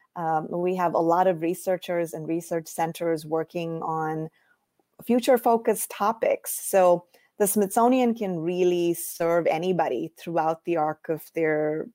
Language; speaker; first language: English; non-native, local second language; Tamil